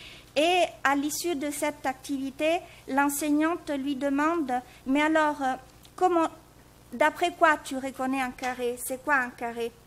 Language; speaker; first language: French; native; French